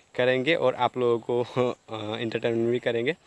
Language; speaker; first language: Hindi; non-native, local second language; Nepali